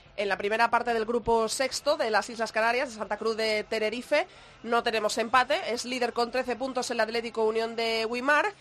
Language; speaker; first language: Spanish; native; Spanish